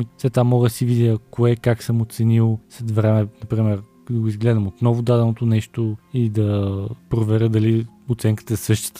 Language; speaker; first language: Bulgarian; native; Bulgarian